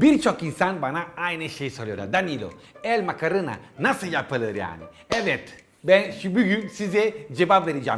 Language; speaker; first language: Turkish; non-native, learner; Italian